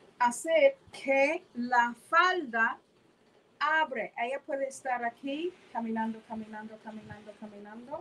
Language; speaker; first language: Spanish; non-native, fluent; English